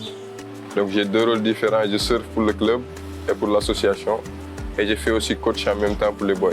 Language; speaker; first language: French; non-native, local second language; Wolof